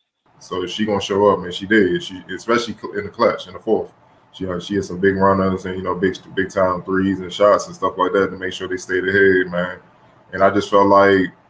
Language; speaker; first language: English; native; English